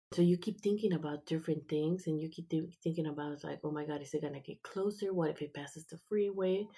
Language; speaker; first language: English; early bilingual, other home language; Spanish